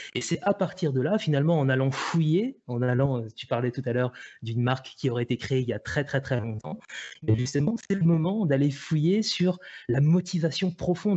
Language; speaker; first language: French; native; French